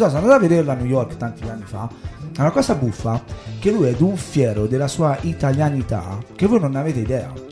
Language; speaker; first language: Italian; native; Italian